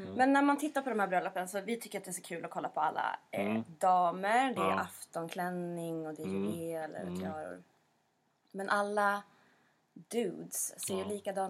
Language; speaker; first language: Swedish; native; Swedish